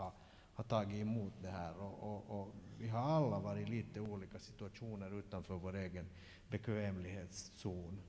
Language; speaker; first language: Swedish; native; Swedish